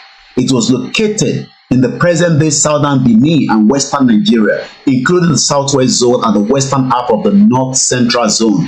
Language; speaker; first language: English; non-native, local second language; Yoruba